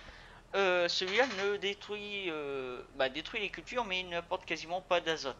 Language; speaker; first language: French; native; French